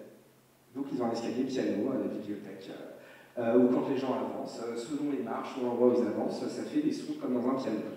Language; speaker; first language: French; native; French